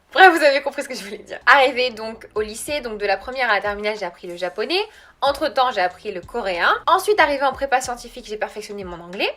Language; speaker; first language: French; early bilingual, other home language; Arabic